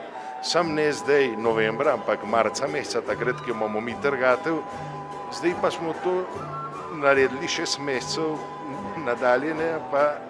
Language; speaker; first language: Slovenian; early bilingual, heritage; Slovenian